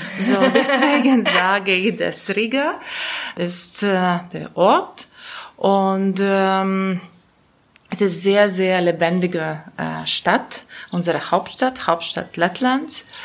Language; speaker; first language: German; non-native, learner; Latvian